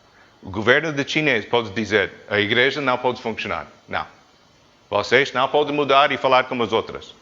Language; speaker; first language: Portuguese; non-native, fluent; English